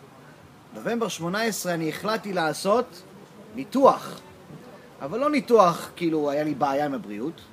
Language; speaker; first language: Hebrew; early bilingual, heritage; English